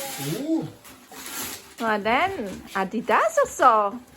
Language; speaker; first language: Swedish; non-native, learner; Thai